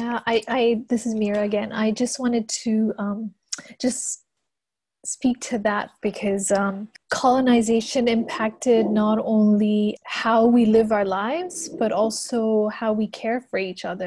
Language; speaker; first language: English; non-native, local second language; Urdu